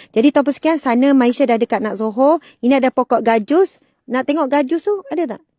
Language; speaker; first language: Malay; native; Malay